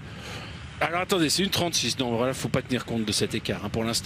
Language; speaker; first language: French; native; French